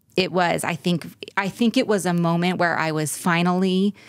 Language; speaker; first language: English; native; English